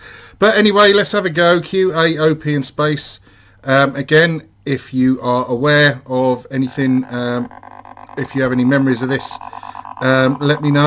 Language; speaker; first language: English; native; English